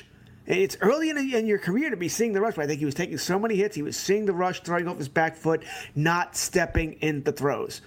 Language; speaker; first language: English; native; English